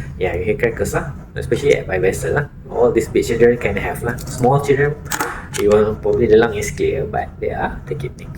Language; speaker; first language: English; non-native, local second language; Malay